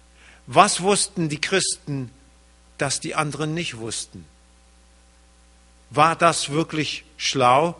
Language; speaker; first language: German; early bilingual, heritage; German